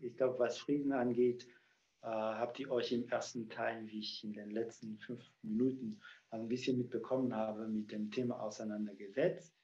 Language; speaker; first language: German; non-native, fluent; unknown